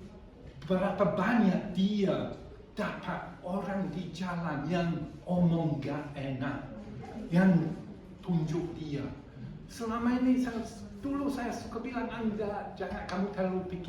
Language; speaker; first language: Indonesian; non-native, fluent; English